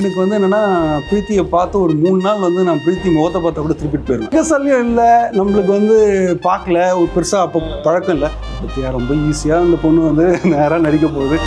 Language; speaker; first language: Tamil; native; Tamil